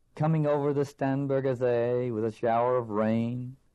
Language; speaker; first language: English; native; English